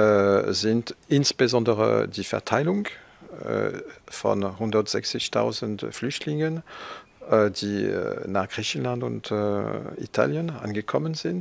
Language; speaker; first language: German; non-native, fluent; French